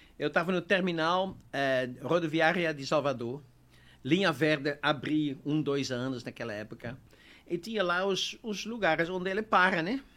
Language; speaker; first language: Portuguese; non-native, fluent; Dutch